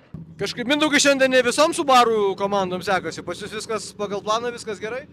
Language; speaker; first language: Lithuanian; native; Lithuanian